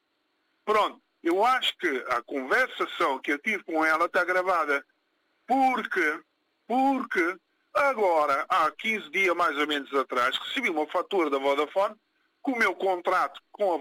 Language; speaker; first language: Portuguese; non-native, local second language; Kabuverdianu